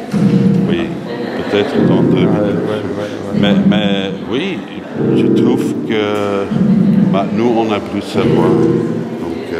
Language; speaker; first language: French; non-native, local second language; Dutch